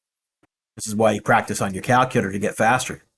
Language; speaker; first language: English; native; English